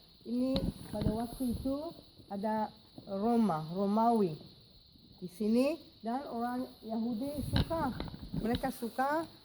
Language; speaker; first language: Indonesian; non-native, fluent; Hebrew